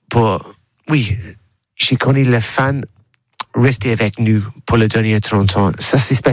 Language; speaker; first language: French; non-native, learner; English